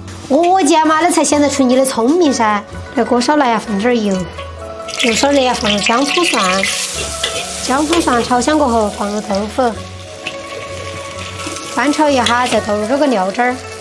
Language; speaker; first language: Chinese; native; Chinese